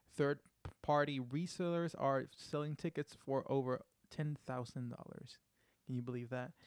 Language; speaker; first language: English; non-native, fluent; Spanish